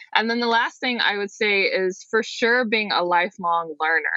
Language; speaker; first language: English; native; English